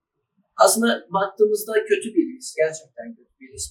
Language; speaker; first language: Turkish; early bilingual, other home language; Arabic